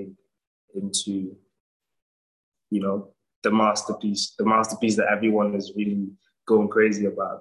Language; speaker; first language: English; non-native, local second language; Igbo